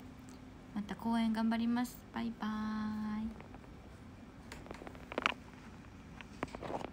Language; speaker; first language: Japanese; non-native, fluent; Korean